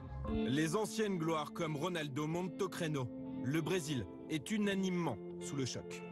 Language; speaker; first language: French; native; French